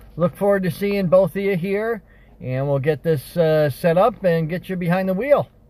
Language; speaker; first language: English; native; English